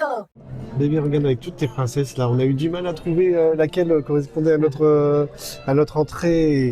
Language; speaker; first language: French; native; French